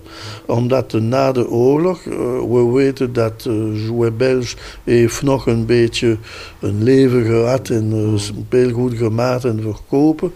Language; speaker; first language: Dutch; non-native, local second language; French